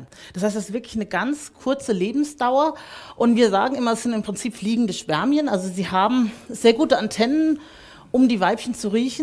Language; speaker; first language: German; native; German